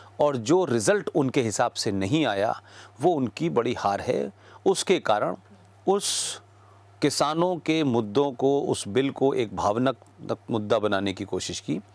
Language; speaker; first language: Hindi; native; Hindi